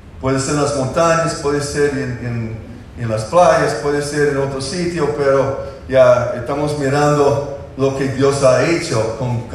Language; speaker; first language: Spanish; non-native, fluent; English